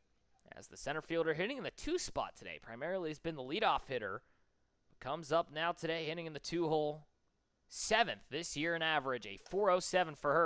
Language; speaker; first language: English; native; English